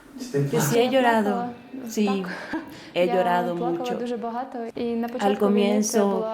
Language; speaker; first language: Spanish; non-native, fluent; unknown